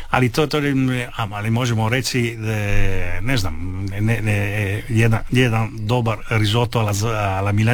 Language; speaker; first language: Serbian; non-native, fluent; Italian